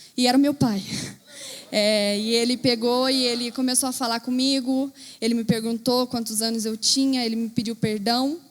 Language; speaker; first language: Portuguese; native; Portuguese